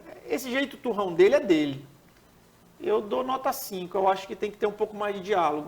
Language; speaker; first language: Portuguese; native; Portuguese